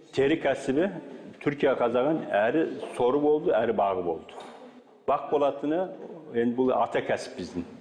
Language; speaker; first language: Kazakh; early bilingual, heritage; Kazakh